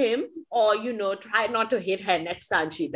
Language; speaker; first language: English; native; English